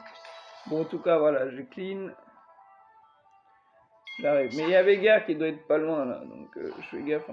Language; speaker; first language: French; native; French